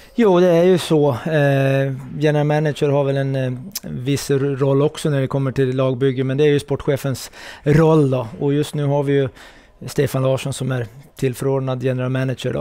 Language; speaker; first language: Swedish; native; Swedish